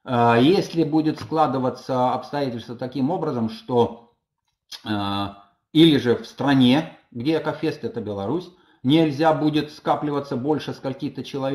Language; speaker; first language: Russian; native; Russian